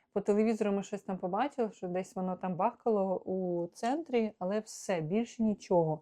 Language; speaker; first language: Ukrainian; non-native, local second language; Russian